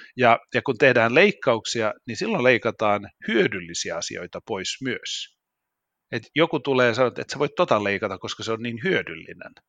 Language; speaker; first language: Finnish; non-native, local second language; Swedish